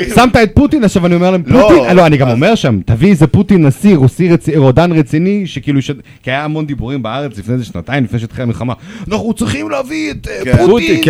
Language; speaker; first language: Hebrew; non-native, fluent; Russian